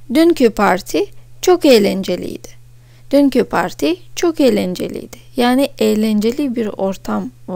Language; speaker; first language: Turkish; non-native, fluent; Russian